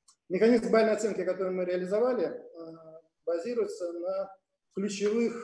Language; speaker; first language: Russian; native; Russian